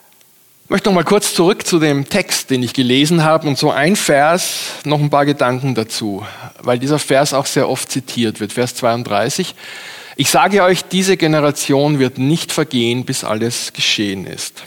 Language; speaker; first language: German; native; German